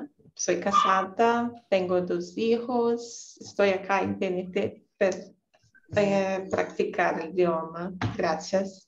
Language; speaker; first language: Spanish; non-native, learner; Portuguese